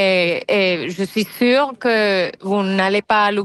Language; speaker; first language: French; non-native, fluent; Spanish